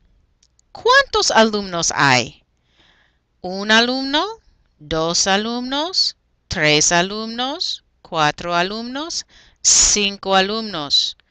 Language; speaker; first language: Spanish; non-native, fluent; English